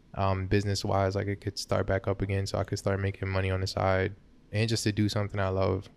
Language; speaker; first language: English; early bilingual, other home language; Haitian Creole